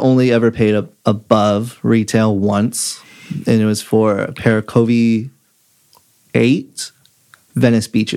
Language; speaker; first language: English; native; English